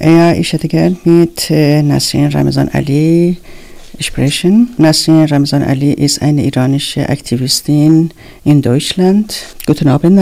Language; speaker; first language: German; non-native, learner; Persian